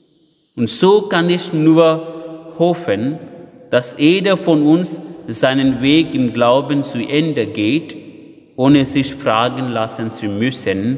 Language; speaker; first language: German; non-native, fluent; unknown